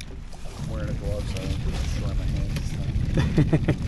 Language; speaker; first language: English; native; English